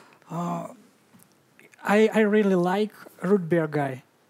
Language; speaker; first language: English; non-native, fluent; Russian